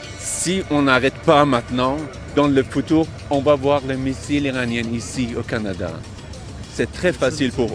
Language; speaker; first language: French; non-native, local second language; Persian